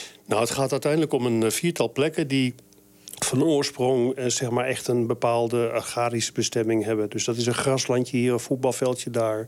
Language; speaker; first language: Dutch; native; Dutch